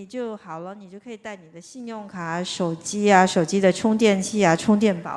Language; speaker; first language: Chinese; native; Chinese